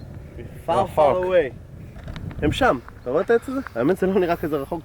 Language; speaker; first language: Hebrew; native; Hebrew